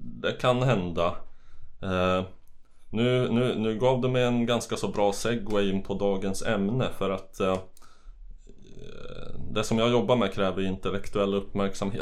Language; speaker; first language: Swedish; native; Swedish